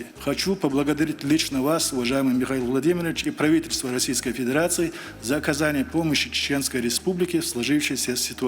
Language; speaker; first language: Russian; non-native, local second language; Chechen